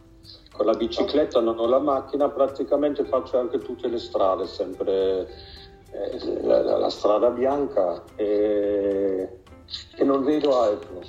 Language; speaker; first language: Italian; non-native, fluent; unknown